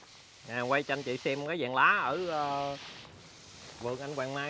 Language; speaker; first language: Vietnamese; native; Vietnamese